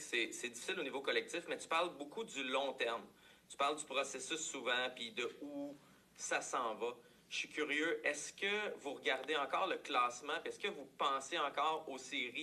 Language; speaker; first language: French; native; French